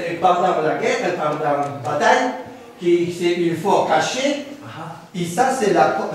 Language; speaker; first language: French; non-native, learner; Polish